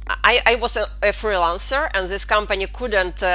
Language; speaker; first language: English; non-native, fluent; Russian